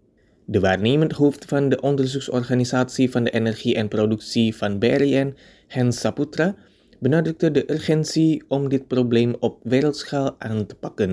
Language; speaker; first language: Dutch; non-native, fluent; Indonesian